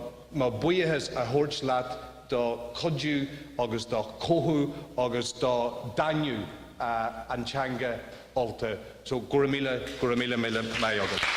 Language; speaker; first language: Irish; non-native, learner; English